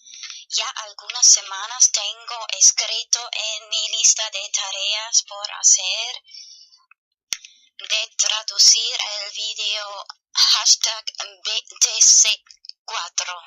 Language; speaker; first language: Spanish; non-native, fluent; German